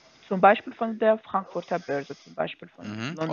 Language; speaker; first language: German; non-native, fluent; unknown